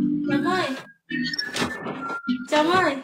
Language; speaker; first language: Vietnamese; non-native, learner; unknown